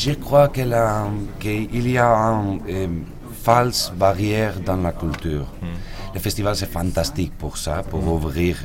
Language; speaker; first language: French; non-native, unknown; Spanish